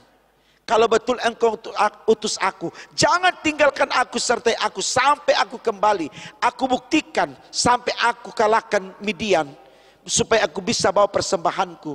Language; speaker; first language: Indonesian; native; Indonesian